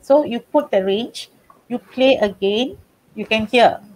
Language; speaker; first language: English; non-native, local second language; Malay